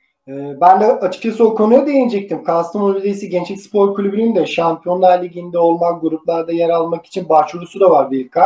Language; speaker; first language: Turkish; native; Turkish